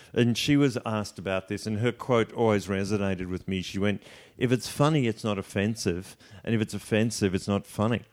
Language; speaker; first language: English; native; English